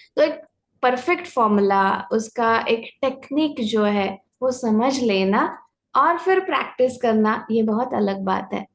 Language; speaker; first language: Hindi; non-native, local second language; Marathi